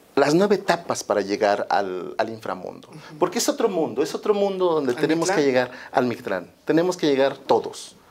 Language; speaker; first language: Spanish; non-native, local second language; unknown